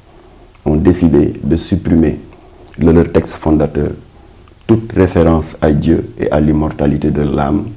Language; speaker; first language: French; non-native, local second language; Wolof